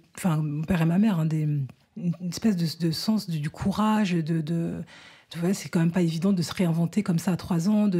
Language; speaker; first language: French; native; French